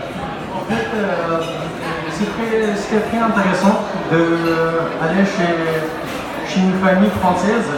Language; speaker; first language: French; non-native, learner; Pashto